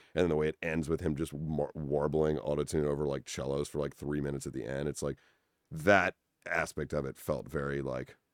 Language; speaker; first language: English; native; English